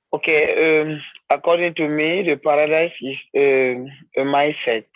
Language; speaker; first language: English; non-native, learner; French